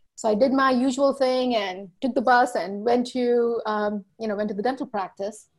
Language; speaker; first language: English; early bilingual, other home language; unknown